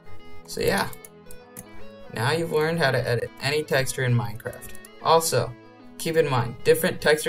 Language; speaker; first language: English; native; English